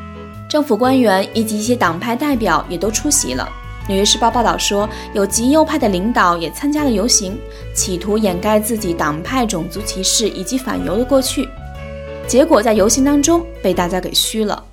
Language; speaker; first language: Chinese; native; Chinese